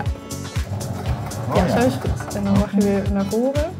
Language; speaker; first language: Dutch; native; Dutch